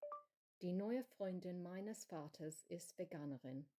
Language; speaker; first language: German; non-native, learner; English